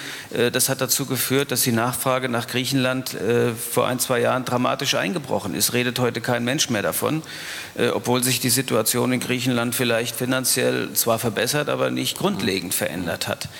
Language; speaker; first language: German; native; German